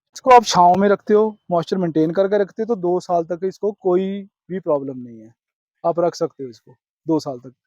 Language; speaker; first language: Hindi; non-native, local second language; Punjabi